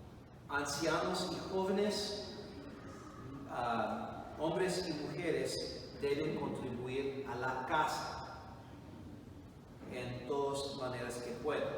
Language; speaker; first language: Spanish; non-native, fluent; English